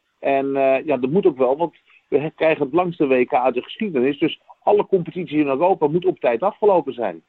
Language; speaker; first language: Dutch; native; Dutch